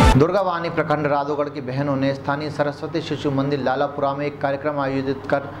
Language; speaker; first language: Hindi; native; Hindi